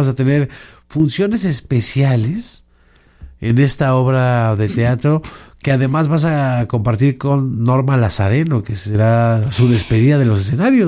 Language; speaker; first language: Spanish; native; Spanish